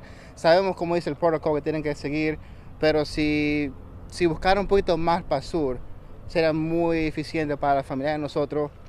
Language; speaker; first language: Spanish; early bilingual, other home language; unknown